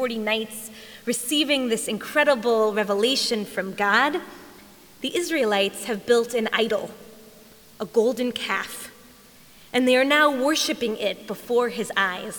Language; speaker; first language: English; native; English